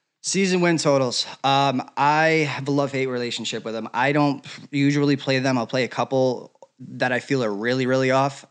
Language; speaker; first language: English; native; English